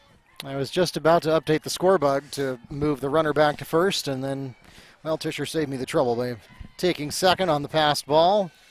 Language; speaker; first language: English; native; English